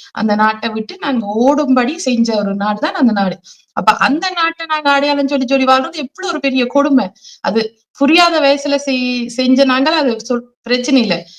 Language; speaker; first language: Tamil; early bilingual, heritage; Tamil